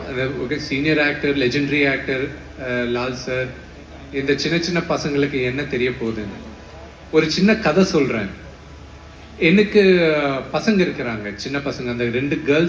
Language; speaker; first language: Tamil; non-native, local second language; Telugu